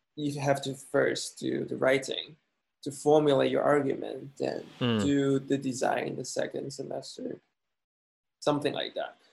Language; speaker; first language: English; non-native, fluent; Chinese